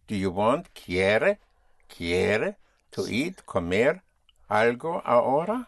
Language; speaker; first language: Spanish; non-native, fluent; English